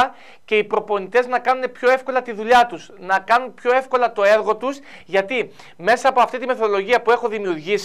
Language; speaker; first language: Greek; native; Greek